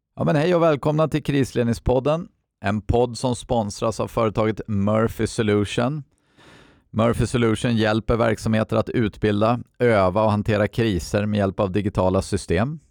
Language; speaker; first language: Swedish; native; Swedish